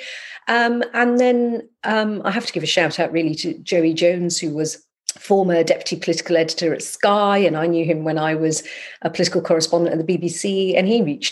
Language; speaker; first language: English; native; English